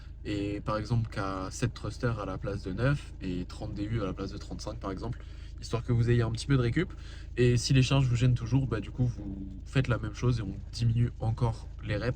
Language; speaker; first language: French; native; French